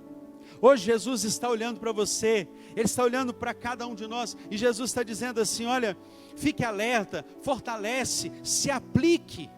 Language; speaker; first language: Portuguese; native; Portuguese